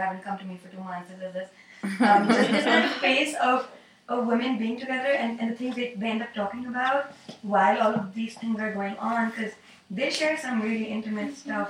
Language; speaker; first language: English; non-native, local second language; Urdu